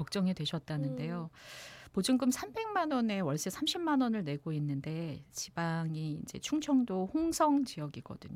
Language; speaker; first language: Korean; native; Korean